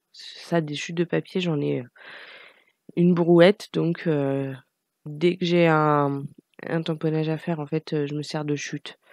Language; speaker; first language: French; native; French